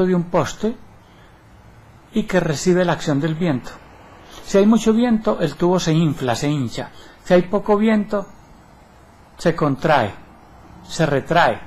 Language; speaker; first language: Spanish; native; Spanish